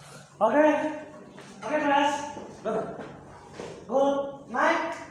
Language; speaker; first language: English; non-native, learner; Indonesian